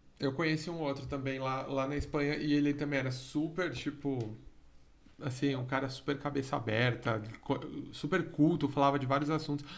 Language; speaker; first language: Portuguese; native; Portuguese